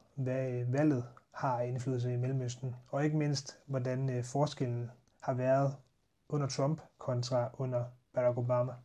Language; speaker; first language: Danish; native; Danish